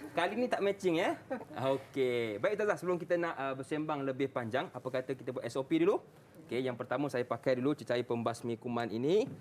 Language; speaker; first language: Malay; native; Malay